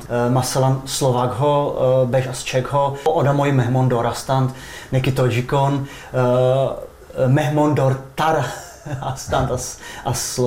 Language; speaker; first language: Persian; non-native, fluent; Czech